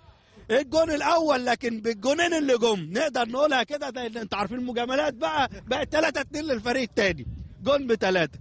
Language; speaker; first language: Arabic; native; Arabic